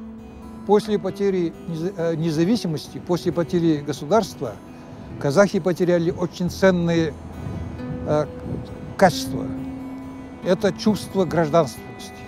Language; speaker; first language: Russian; native; Russian